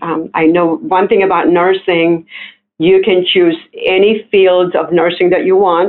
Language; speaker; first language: English; non-native, local second language; Filipino